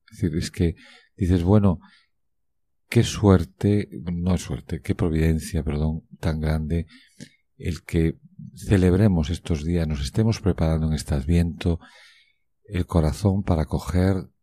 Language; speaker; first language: Spanish; native; Spanish